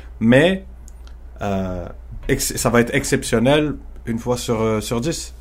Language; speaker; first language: French; early bilingual, other home language; Arabic